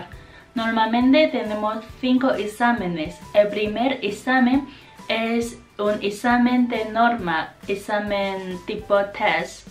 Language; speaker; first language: Spanish; non-native, fluent; Chinese